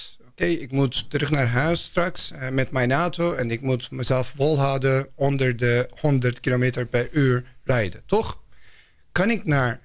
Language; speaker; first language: Dutch; non-native, fluent; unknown